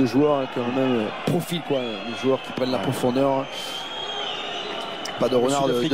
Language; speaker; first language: French; native; French